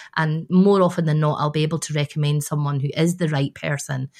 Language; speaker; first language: English; native; English